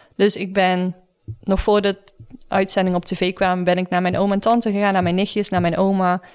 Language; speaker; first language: Dutch; native; Dutch